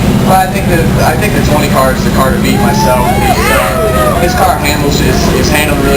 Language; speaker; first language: English; native; English